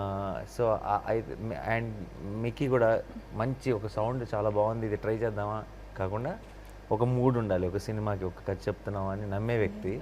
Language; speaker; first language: Telugu; native; Telugu